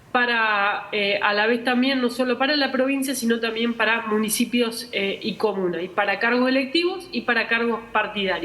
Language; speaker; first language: Spanish; native; Spanish